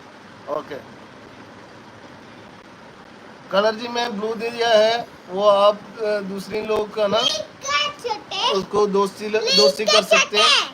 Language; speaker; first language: Hindi; non-native, local second language; Malayalam